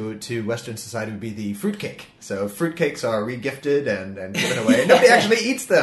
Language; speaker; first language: English; native; English